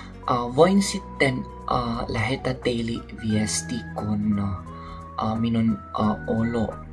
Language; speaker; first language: Finnish; non-native, learner; Filipino